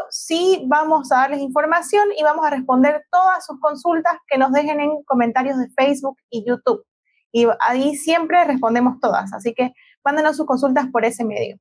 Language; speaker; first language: Spanish; native; Spanish